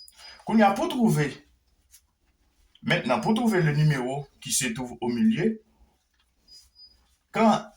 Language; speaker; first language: French; non-native, local second language; Haitian Creole